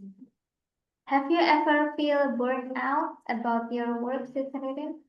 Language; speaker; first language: English; non-native, fluent; Indonesian